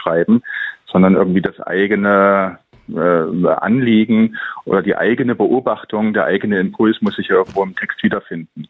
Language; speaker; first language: German; native; German